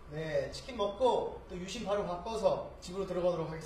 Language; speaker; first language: Korean; native; Korean